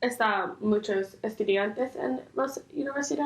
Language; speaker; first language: Spanish; non-native, learner; English